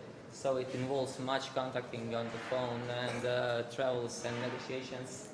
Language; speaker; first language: English; non-native, fluent; Croatian